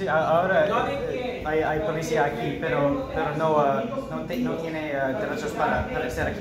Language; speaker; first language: Spanish; non-native, learner; English